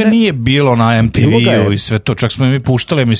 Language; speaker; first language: Croatian; native; Croatian